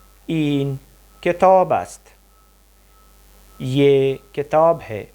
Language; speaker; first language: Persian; non-native, fluent; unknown